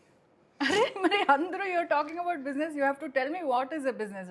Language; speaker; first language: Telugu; non-native, fluent; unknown